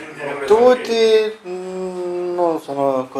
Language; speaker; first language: Italian; non-native, fluent; Romanian